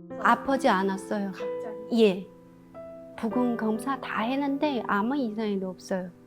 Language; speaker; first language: Korean; non-native, learner; Chinese